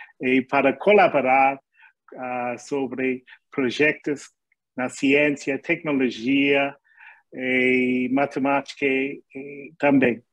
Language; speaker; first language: Portuguese; non-native, learner; English